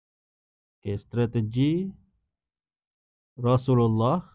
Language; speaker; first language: Malay; native; Malay